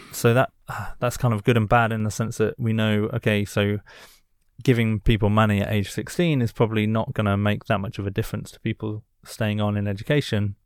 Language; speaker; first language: English; native; English